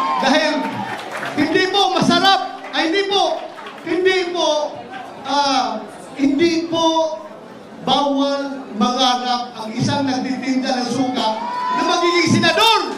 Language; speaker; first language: Filipino; non-native, local second language; Cebuano